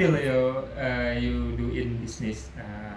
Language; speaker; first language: English; non-native, learner; Indonesian